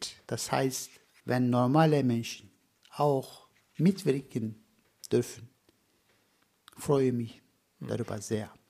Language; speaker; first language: German; non-native, fluent; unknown